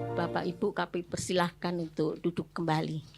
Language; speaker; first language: Indonesian; native; Indonesian